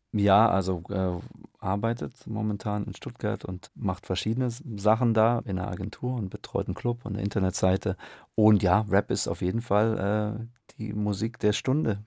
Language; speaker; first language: German; native; German